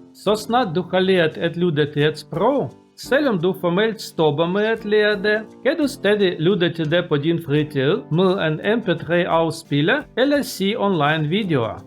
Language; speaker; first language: Danish; non-native, learner; Russian